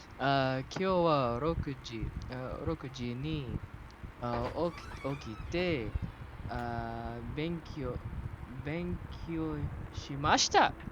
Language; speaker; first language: Japanese; non-native, learner; Malay